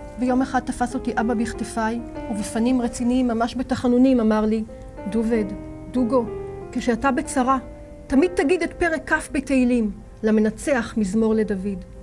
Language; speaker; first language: Hebrew; native; Hebrew